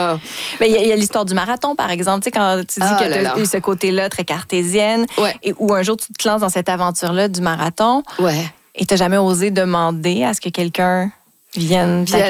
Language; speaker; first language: French; native; French